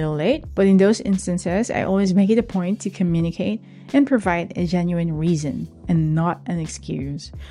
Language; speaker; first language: English; non-native, local second language; Filipino